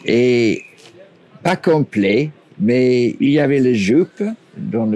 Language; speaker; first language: French; non-native, fluent; English